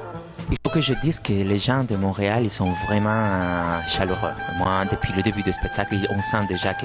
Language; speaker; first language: French; non-native, fluent; Spanish